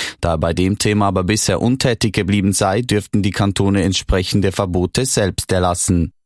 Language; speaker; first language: German; native; German